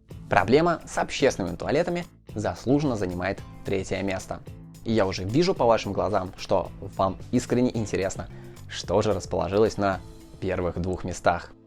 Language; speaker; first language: Russian; native; Russian